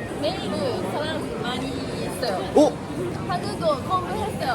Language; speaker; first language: Korean; non-native, learner; Japanese